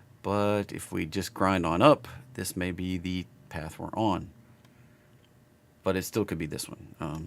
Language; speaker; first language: English; native; English